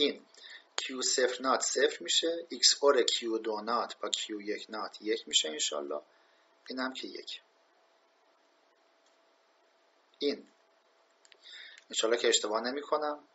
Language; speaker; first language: Persian; native; Persian